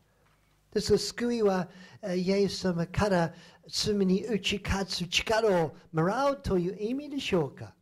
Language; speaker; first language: Japanese; non-native, fluent; English